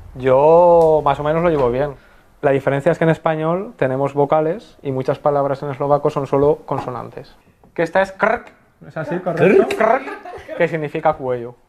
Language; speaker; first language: Spanish; native; Spanish